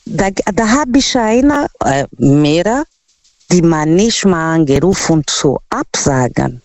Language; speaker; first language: German; non-native, fluent; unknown